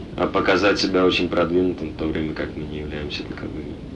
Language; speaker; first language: Russian; native; Russian